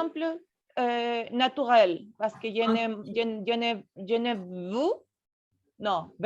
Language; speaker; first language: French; non-native, learner; Spanish